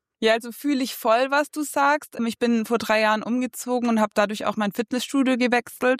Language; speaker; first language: German; native; German